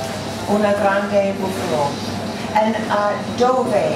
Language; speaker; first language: Italian; non-native, learner; English